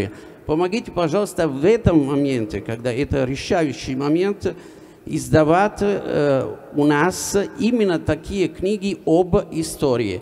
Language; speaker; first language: Russian; non-native, fluent; Italian